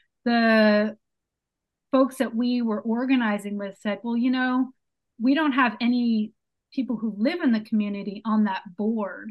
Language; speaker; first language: English; native; English